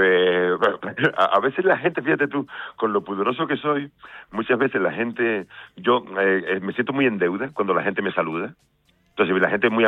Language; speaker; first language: Spanish; native; Spanish